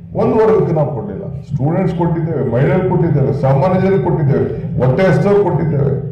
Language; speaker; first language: Kannada; native; Kannada